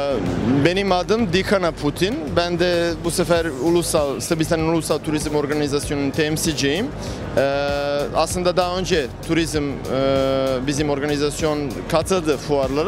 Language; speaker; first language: Turkish; non-native, fluent; Serbian